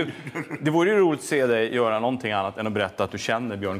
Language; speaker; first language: Swedish; native; Swedish